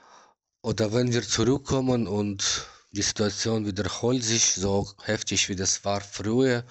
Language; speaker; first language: German; non-native, learner; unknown